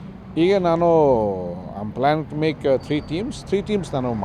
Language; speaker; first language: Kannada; non-native, fluent; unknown